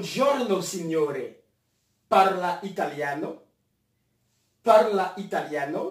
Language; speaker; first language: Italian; non-native, fluent; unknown